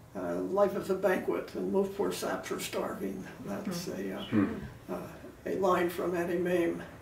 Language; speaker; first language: English; native; English